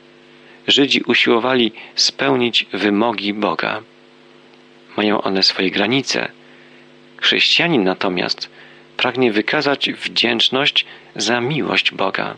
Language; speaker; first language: Polish; native; Polish